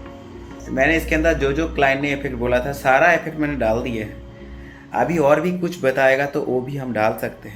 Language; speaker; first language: Hindi; non-native, local second language; Odia